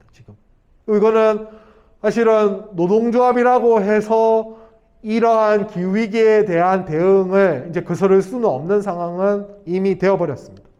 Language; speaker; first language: Korean; native; Korean